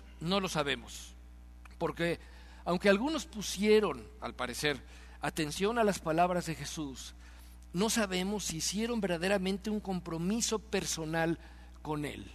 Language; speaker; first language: Spanish; native; Spanish